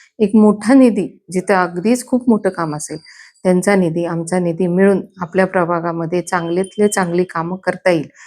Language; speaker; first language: Marathi; native; Marathi